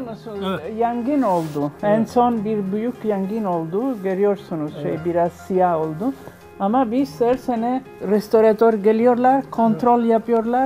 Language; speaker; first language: Turkish; non-native, learner; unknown